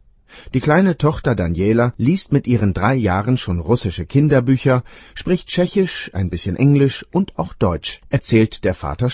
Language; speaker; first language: German; native; German